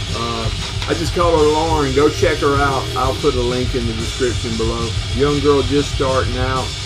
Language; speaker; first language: English; native; English